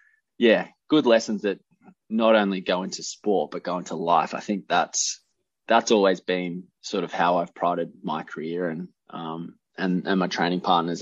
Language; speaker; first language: English; native; English